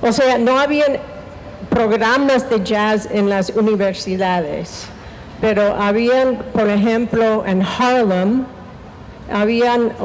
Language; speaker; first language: Spanish; non-native, fluent; English